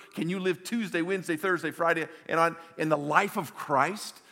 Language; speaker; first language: English; native; English